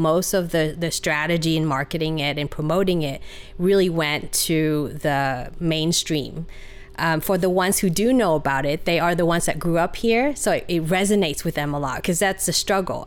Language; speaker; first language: English; early bilingual, other home language; Vietnamese